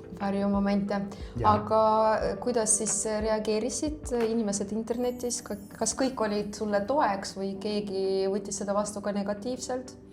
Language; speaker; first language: Estonian; native; Estonian